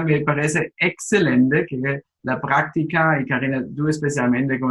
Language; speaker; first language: Spanish; non-native, fluent; German